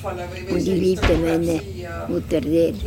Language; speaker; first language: German; non-native, learner; Estonian